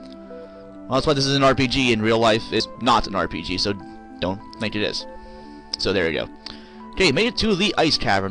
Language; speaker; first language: English; native; English